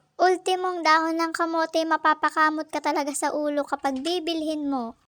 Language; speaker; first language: Filipino; native; Filipino